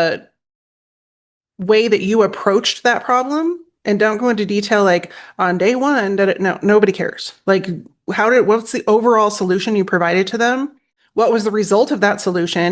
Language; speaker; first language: English; native; English